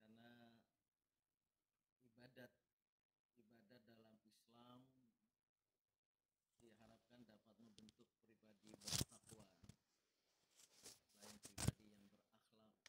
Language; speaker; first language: Indonesian; native; Indonesian